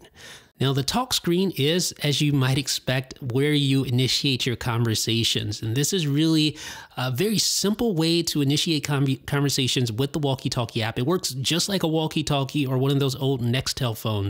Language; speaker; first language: English; native; English